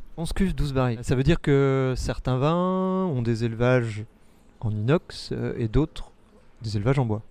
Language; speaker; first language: French; native; French